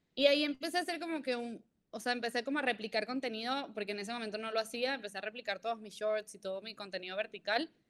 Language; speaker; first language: Spanish; native; Spanish